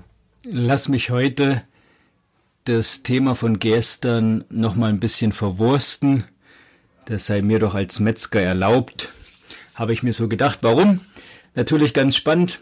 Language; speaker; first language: German; native; German